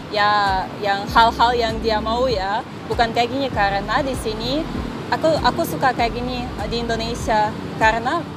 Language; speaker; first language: Indonesian; non-native, fluent; Russian